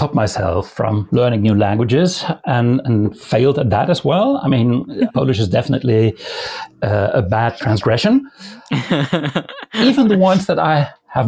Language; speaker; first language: English; non-native, fluent; Limburgish